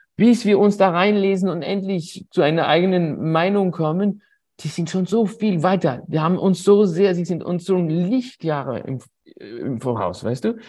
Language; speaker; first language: German; non-native, fluent; French